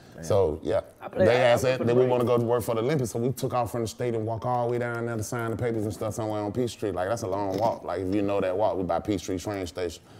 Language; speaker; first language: English; native; English